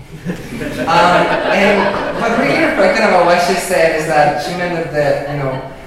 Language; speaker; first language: English; early bilingual, other home language; Spanish